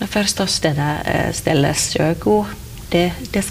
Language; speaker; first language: Swedish; non-native, local second language; Finnish